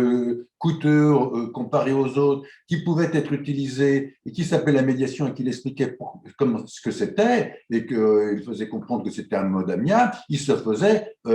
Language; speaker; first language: French; native; French